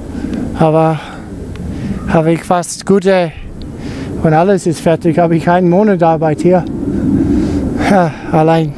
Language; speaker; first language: German; non-native, fluent; Italian